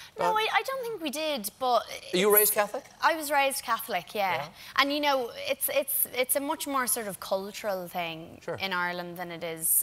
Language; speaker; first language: English; native; English